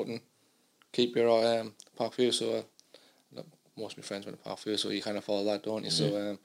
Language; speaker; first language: English; native; English